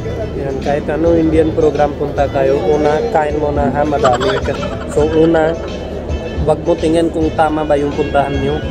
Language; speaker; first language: Filipino; non-native, learner; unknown